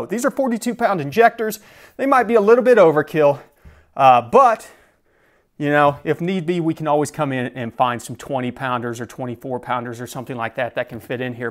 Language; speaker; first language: English; native; English